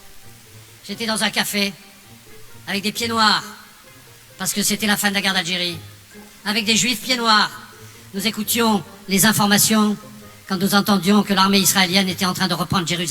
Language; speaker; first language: French; native; French